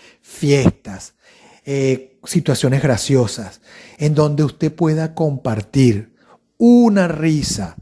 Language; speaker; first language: Spanish; native; Spanish